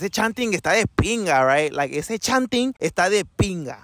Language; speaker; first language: Spanish; non-native, fluent; English